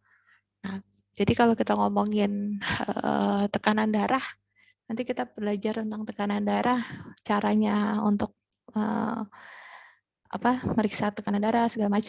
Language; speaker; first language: Indonesian; native; Indonesian